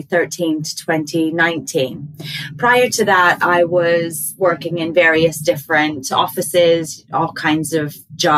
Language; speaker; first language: English; native; English